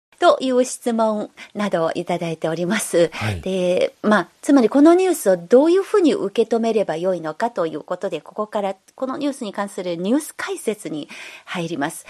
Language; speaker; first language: Japanese; non-native, fluent; Chinese